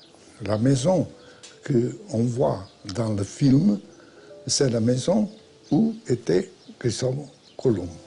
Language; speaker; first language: French; non-native, fluent; Portuguese